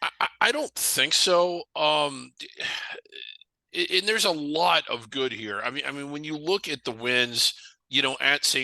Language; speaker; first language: English; native; English